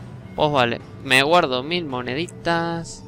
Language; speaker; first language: Spanish; native; Spanish